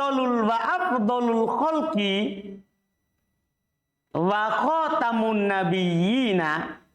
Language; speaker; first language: Arabic; non-native, fluent; Indonesian